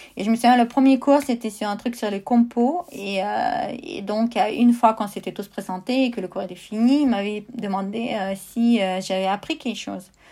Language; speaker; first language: French; non-native, fluent; Russian